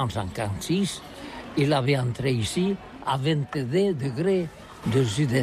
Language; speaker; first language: French; non-native, learner; Catalan